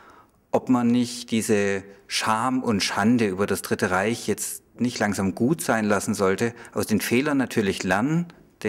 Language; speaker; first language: German; native; German